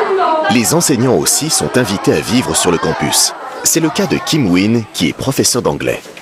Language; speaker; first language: French; native; French